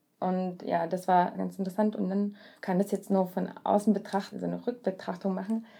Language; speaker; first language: German; early bilingual, other home language; Russian